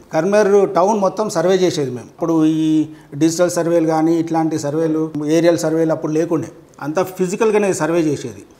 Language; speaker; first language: Telugu; native; Telugu